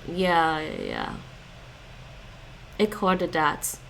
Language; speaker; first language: Dutch; non-native, learner; English